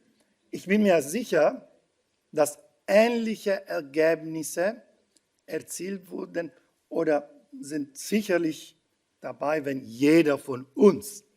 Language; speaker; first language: German; non-native, fluent; Italian